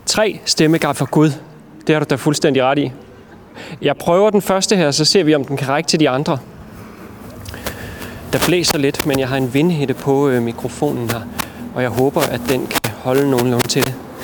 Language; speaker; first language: Danish; native; Danish